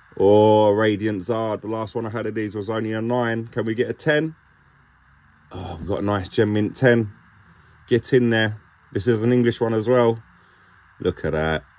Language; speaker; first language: English; native; English